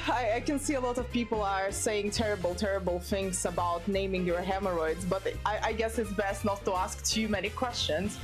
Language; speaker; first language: English; non-native, fluent; Russian